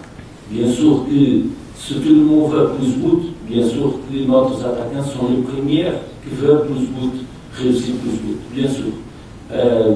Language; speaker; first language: French; non-native, fluent; Portuguese